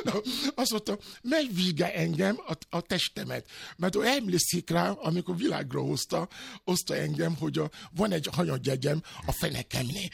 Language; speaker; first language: Hungarian; non-native, learner; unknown